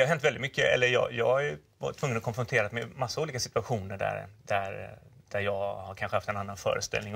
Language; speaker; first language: Swedish; native; Swedish